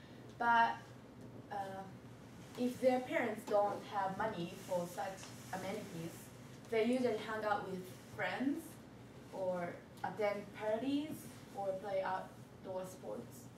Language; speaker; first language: English; non-native, learner; Japanese